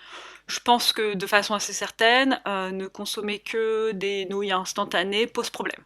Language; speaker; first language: French; native; French